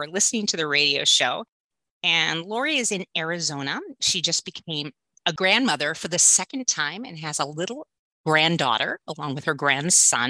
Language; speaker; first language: English; native; English